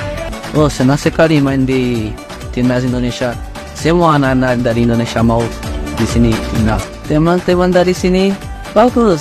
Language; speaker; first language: Indonesian; non-native, learner; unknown